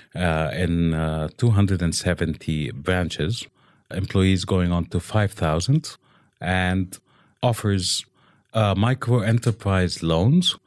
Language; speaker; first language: English; non-native, local second language; Arabic